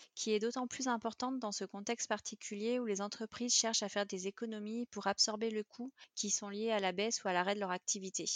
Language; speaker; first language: French; native; French